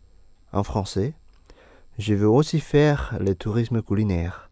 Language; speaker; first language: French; non-native, fluent; Indonesian